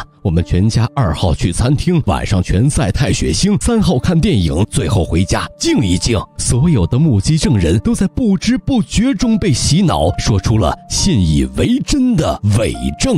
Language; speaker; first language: Chinese; native; Chinese